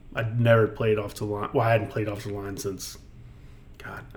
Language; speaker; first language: English; native; English